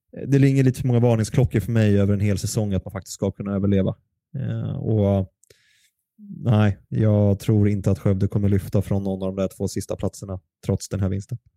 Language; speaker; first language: Swedish; native; Swedish